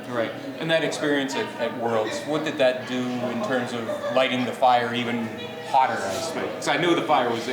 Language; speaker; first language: English; native; English